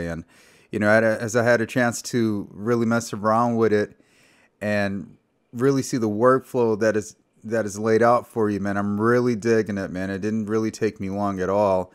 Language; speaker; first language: English; native; English